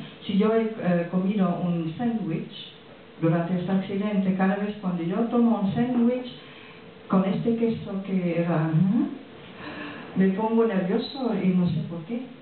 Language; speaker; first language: Spanish; non-native, fluent; French